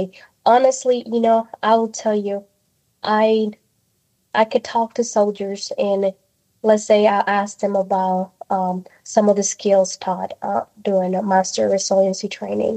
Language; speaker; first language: English; non-native, fluent; Spanish